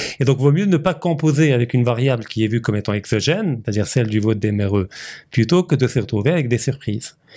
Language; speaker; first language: French; non-native, local second language; Arabic